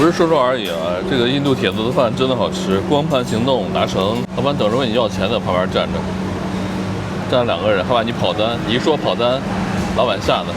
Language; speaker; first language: Chinese; native; Chinese